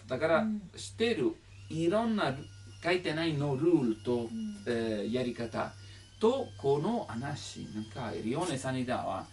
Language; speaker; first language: Japanese; non-native, learner; Italian